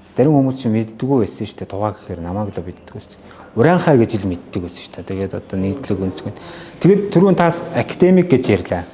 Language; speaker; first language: Mongolian; non-native, local second language; Kazakh